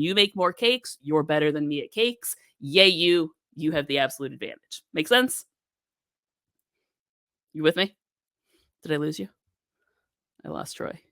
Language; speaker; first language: English; native; English